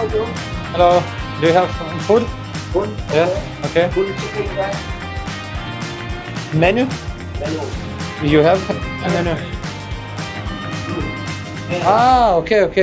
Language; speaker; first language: English; non-native, fluent; Lithuanian